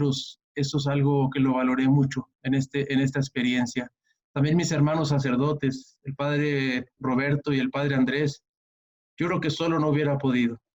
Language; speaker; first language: Spanish; native; Spanish